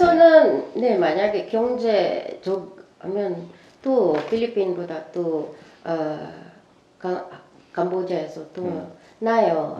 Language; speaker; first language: Korean; non-native, learner; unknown